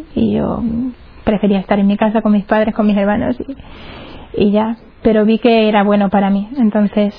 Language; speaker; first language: Spanish; native; Spanish